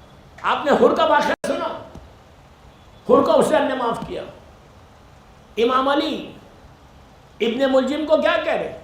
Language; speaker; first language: Urdu; native; Urdu